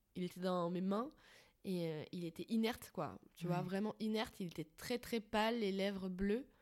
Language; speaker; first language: French; native; French